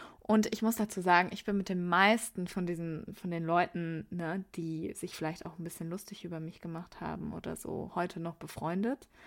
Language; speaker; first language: German; early bilingual, other home language; Persian